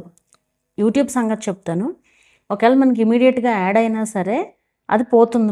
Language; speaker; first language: Telugu; native; Telugu